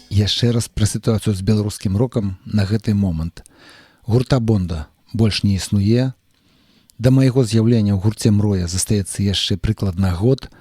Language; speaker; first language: Belarusian; non-native, local second language; Russian